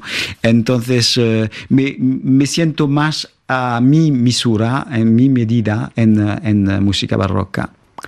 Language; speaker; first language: Spanish; non-native, fluent; French